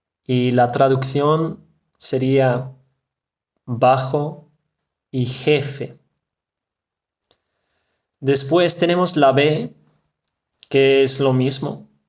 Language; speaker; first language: Spanish; non-native, fluent; Dutch